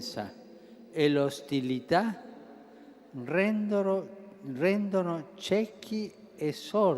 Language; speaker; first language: Italian; non-native, fluent; Spanish